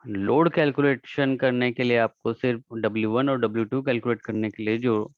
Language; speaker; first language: Hindi; non-native, local second language; Marathi